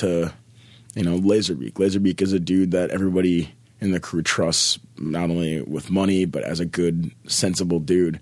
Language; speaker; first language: English; native; English